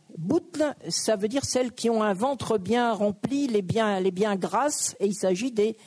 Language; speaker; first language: French; native; French